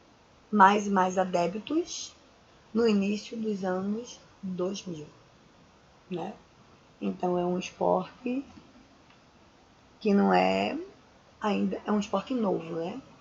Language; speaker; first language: Portuguese; native; Portuguese